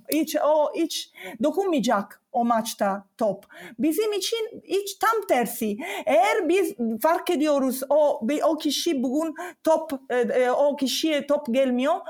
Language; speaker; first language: Turkish; non-native, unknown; Italian